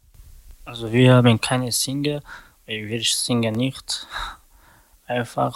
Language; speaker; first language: German; non-native, learner; Romany